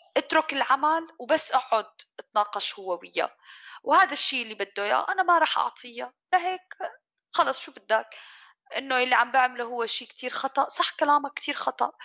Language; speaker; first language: Arabic; native; Arabic